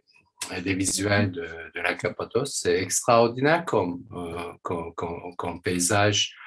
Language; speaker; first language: French; non-native, fluent; Turkish